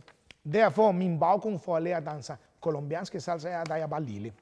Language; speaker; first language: Danish; non-native, fluent; Spanish